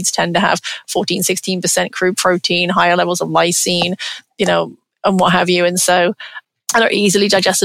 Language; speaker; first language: English; native; English